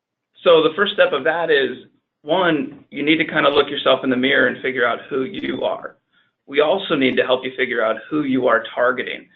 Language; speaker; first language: English; native; English